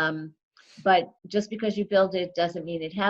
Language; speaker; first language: English; native; English